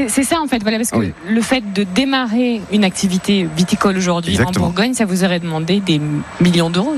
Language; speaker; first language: French; native; French